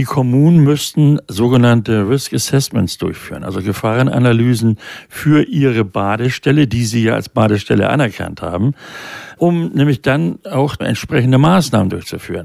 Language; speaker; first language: German; native; German